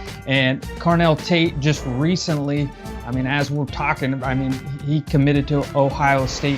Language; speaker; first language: English; native; English